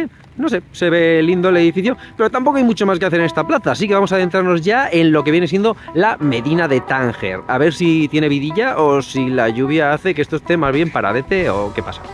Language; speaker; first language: Spanish; native; Spanish